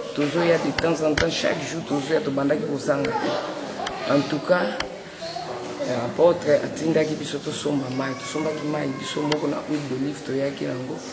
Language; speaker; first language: Lingala; non-native, local second language; Kongo